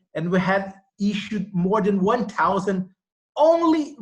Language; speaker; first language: English; non-native, fluent; Portuguese